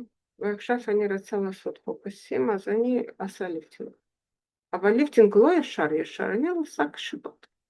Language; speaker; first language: Hebrew; non-native, fluent; Russian